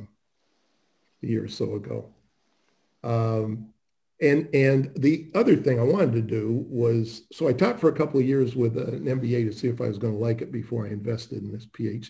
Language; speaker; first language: English; native; English